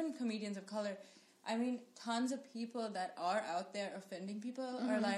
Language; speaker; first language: English; non-native, local second language; Sinhala